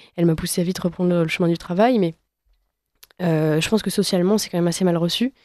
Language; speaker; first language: French; native; French